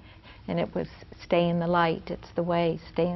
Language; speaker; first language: English; native; English